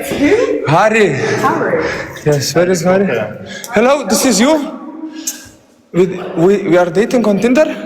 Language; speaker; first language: English; non-native, learner; Lithuanian